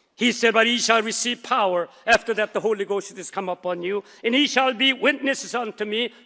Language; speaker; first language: English; non-native, fluent; Korean